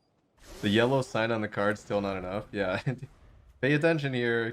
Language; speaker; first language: English; native; English